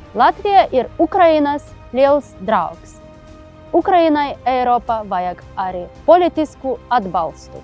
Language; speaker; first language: Latvian; non-native, learner; Ukrainian